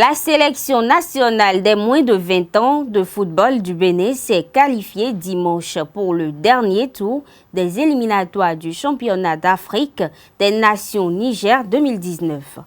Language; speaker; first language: French; native; French